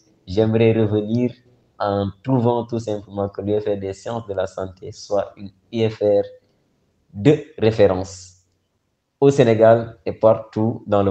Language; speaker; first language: French; non-native, local second language; Wolof